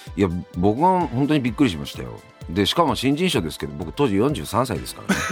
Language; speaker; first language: Japanese; native; Japanese